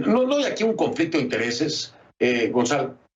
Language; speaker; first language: Spanish; native; Spanish